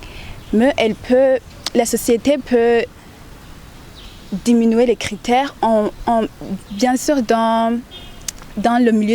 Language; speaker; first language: French; non-native, local second language; Rundi